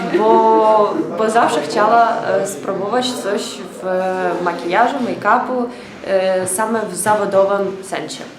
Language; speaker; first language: Polish; non-native, learner; Ukrainian